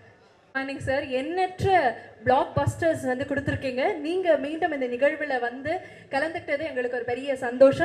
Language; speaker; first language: Tamil; native; Tamil